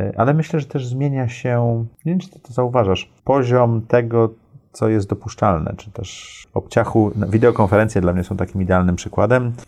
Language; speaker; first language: Polish; early bilingual, heritage; Polish